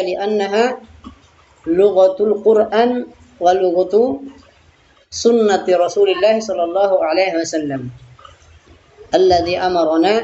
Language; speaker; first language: Arabic; non-native, fluent; Indonesian